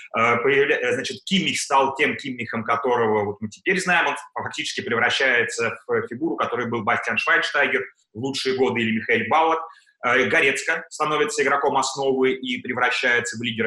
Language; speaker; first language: Russian; native; Russian